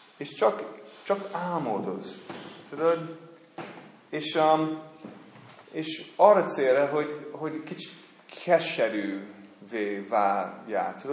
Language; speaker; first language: Hungarian; non-native, fluent; English